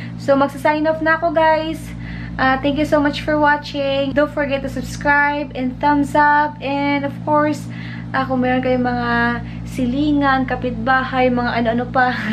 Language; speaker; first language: Filipino; native; Filipino